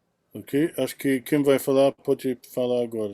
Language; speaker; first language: Portuguese; non-native, fluent; English